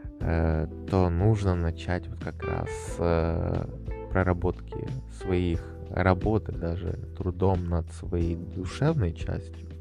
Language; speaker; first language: Russian; native; Russian